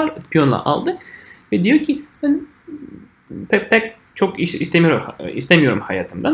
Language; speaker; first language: Turkish; non-native, fluent; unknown